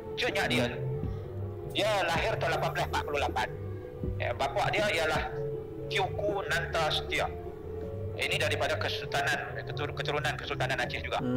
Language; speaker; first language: Malay; native; Malay